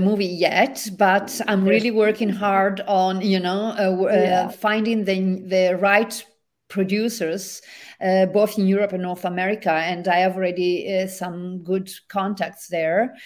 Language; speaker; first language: English; non-native, fluent; Italian